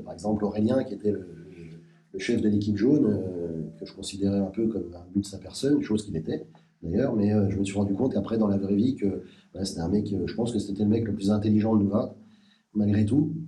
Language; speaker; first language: French; native; French